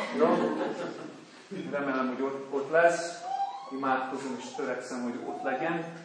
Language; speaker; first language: Hungarian; non-native, fluent; English